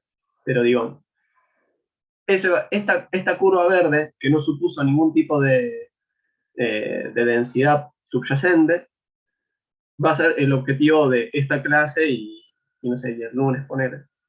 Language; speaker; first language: Spanish; native; Spanish